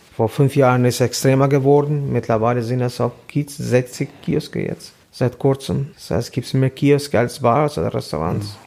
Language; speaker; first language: German; non-native, fluent; Albanian